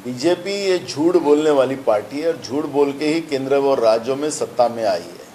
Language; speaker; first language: Hindi; non-native, local second language; Marathi